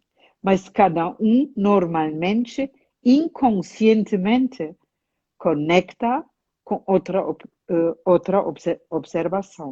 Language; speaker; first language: Portuguese; non-native, fluent; German